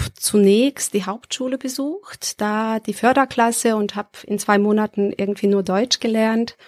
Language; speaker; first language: German; early bilingual, other home language; Serbian